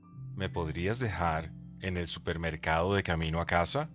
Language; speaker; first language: Spanish; native; Spanish